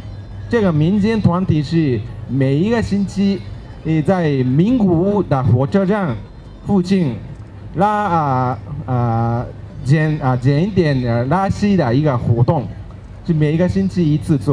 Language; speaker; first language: Chinese; non-native, fluent; Japanese